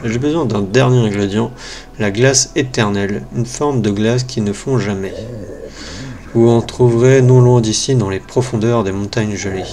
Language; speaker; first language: French; native; French